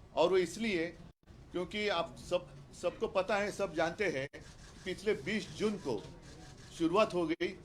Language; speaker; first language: Hindi; non-native, local second language; Marathi